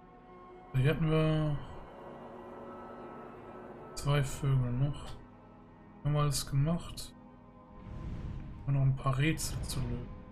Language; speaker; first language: German; native; German